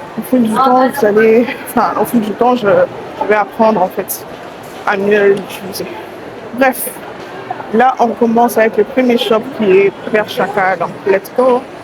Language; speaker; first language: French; non-native, local second language; Lingala